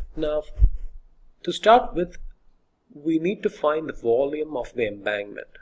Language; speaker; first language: English; non-native, local second language; Malayalam